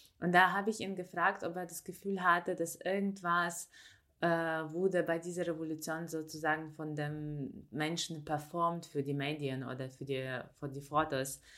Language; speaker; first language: German; non-native, fluent; Ukrainian